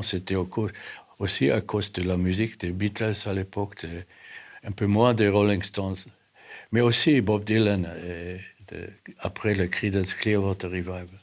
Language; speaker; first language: French; non-native, fluent; German